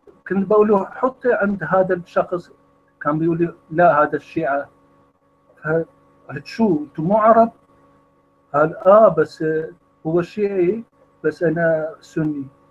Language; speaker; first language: Arabic; non-native, fluent; Kurdish